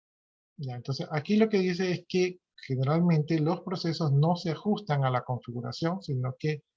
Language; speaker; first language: Spanish; native; Spanish